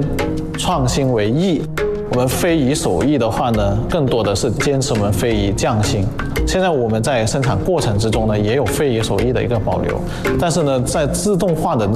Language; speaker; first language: Chinese; native; Chinese